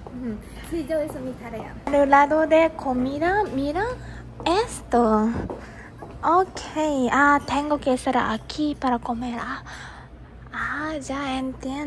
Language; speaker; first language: Spanish; non-native, fluent; Japanese